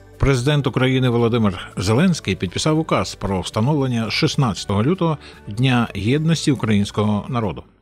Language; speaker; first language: Ukrainian; native; Ukrainian